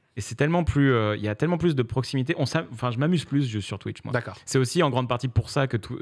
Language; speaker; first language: French; native; French